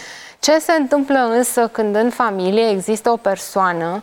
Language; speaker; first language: Romanian; native; Romanian